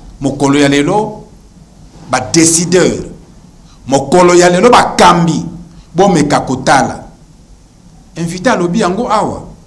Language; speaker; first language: Lingala; native; Lingala